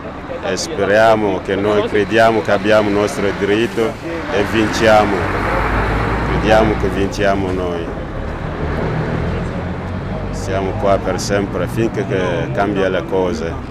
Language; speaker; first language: Italian; non-native, learner; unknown